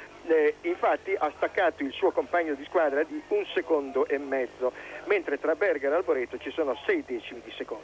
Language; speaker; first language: Italian; native; Italian